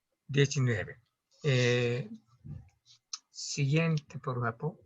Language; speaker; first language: Spanish; non-native, learner; Japanese